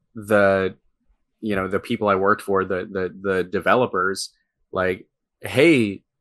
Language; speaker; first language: English; native; English